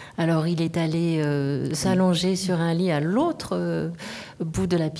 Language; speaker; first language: French; native; French